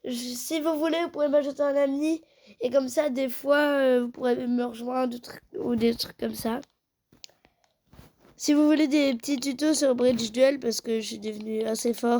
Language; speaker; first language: French; native; French